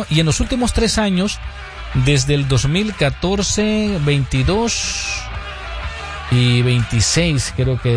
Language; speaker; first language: Spanish; native; Spanish